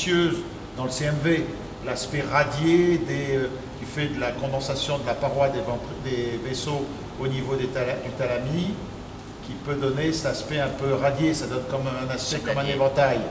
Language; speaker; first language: French; native; French